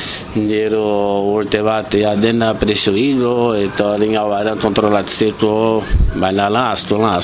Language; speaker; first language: Basque; non-native, learner; Portuguese